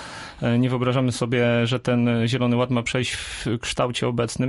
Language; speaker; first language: Polish; native; Polish